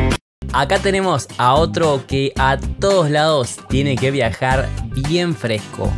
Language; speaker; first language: Spanish; native; Spanish